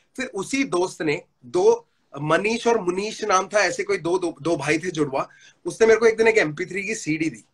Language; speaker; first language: Hindi; native; Hindi